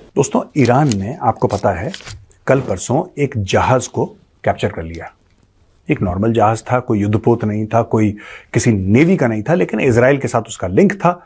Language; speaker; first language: Hindi; native; Hindi